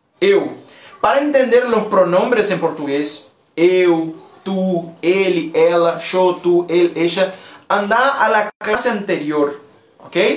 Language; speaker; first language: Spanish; non-native, fluent; Portuguese